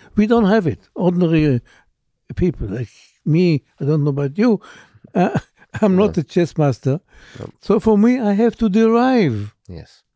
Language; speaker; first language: English; non-native, fluent; Hebrew